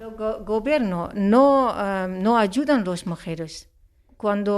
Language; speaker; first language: Spanish; non-native, learner; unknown